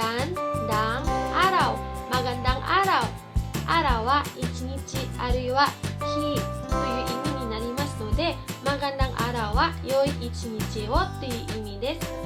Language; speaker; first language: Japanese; non-native, fluent; Filipino